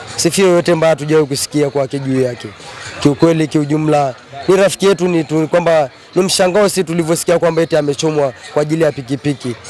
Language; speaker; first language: Swahili; native; Swahili